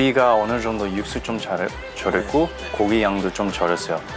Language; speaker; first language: Korean; early bilingual, heritage; English